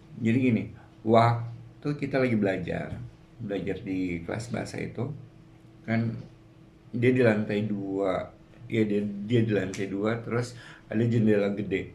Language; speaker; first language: Indonesian; native; Indonesian